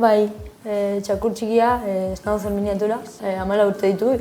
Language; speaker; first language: Basque; non-native, local second language; Spanish